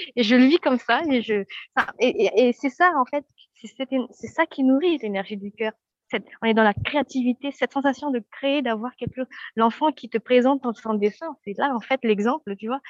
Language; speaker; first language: French; non-native, local second language; Malagasy